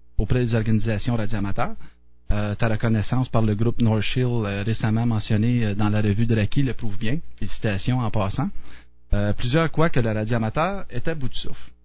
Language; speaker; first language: French; native; French